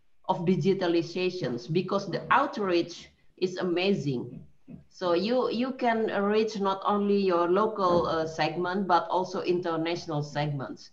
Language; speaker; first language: English; non-native, fluent; Indonesian